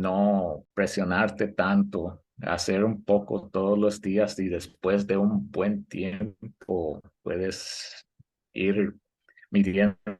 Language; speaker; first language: Spanish; early bilingual, heritage; Spanish